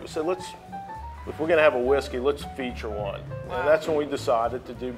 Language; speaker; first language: English; native; English